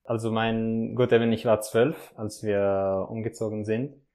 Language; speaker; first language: German; non-native, fluent; Italian